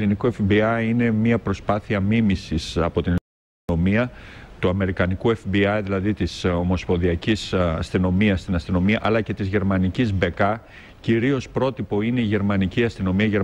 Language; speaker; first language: Greek; native; Greek